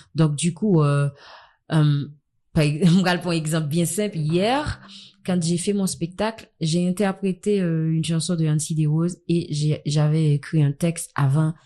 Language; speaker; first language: French; non-native, local second language; Haitian Creole